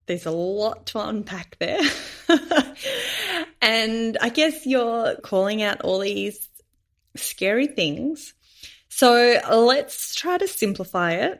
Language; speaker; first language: English; native; English